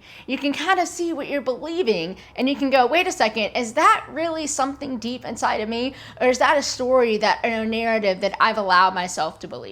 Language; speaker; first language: English; native; English